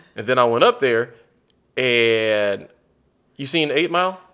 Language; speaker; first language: English; native; English